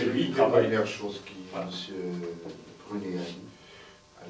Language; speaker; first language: French; non-native, fluent; Portuguese